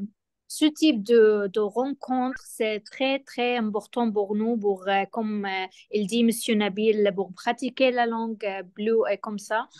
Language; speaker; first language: French; non-native, learner; Arabic